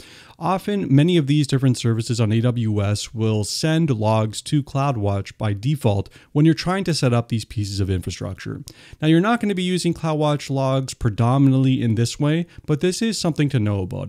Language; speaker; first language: English; native; English